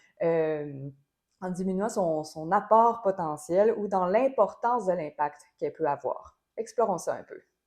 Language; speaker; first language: French; native; French